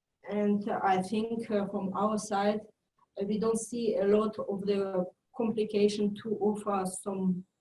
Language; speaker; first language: English; non-native, fluent; French